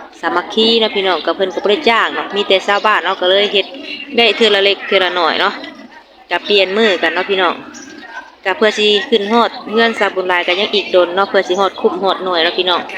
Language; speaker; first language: Thai; non-native, local second language; Lao